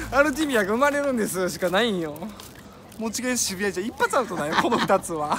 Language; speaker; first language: Japanese; native; Japanese